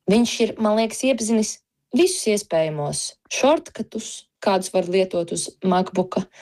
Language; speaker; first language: Latvian; native; Latvian